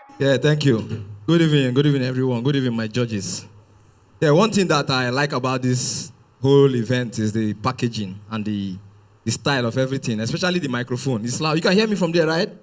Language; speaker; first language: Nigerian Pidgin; non-native, local second language; Yoruba